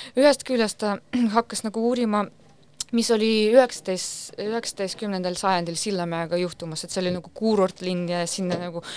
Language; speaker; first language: Estonian; non-native, local second language; Russian